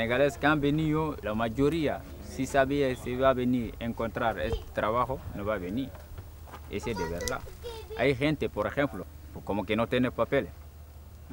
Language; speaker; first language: Spanish; non-native, local second language; Wolof